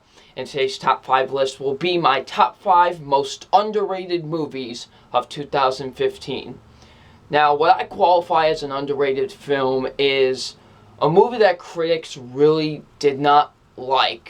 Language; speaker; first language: English; native; English